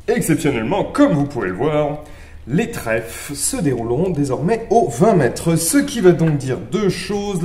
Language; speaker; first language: French; native; French